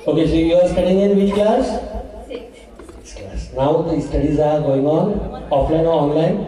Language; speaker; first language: English; non-native, local second language; Marathi